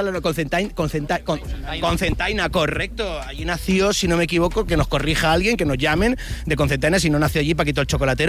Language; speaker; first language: Spanish; native; Spanish